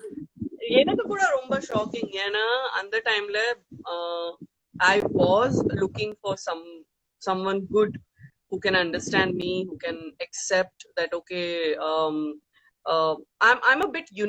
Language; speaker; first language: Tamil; non-native, fluent; Gujarati